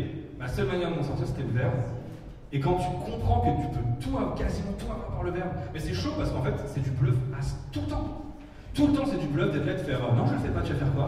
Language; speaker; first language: French; native; French